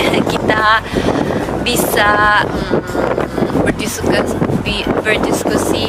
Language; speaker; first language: Indonesian; non-native, learner; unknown